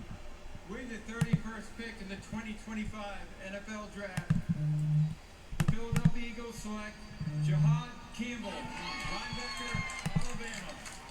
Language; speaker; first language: English; native; English